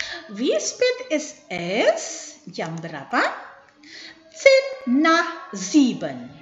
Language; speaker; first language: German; non-native, fluent; Indonesian